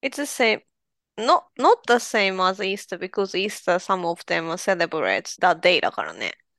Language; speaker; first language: English; non-native, fluent; Japanese